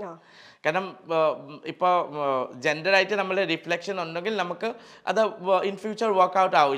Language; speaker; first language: Malayalam; non-native, learner; Assamese